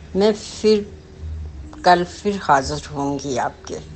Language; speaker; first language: Hindi; non-native, local second language; Punjabi